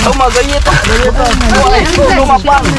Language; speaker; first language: Spanish; non-native, learner; Filipino